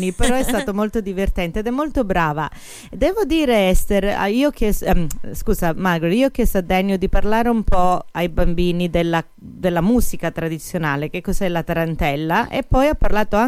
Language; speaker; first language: Italian; early bilingual, heritage; Italian